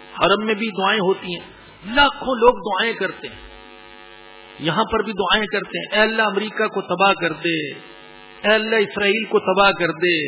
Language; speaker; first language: Urdu; non-native, local second language; Punjabi